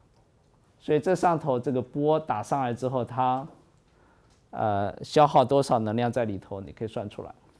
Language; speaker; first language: Chinese; native; Chinese